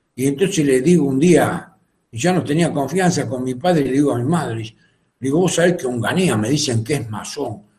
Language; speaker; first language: Spanish; native; Spanish